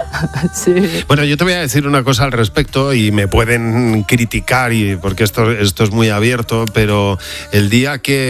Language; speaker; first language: Spanish; native; Spanish